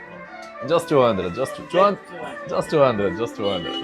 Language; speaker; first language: English; non-native, learner; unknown